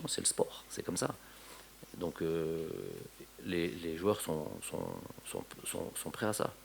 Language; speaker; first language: French; native; French